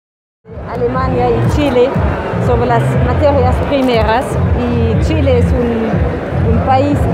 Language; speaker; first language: Spanish; non-native, fluent; German